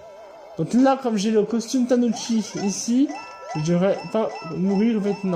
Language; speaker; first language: French; native; French